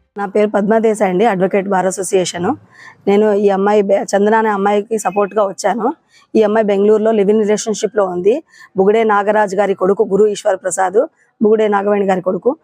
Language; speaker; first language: Telugu; native; Telugu